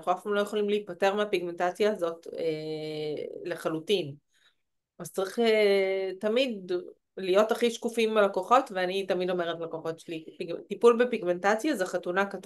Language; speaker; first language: Hebrew; native; Hebrew